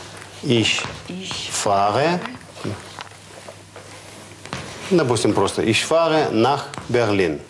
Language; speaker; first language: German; non-native, fluent; Russian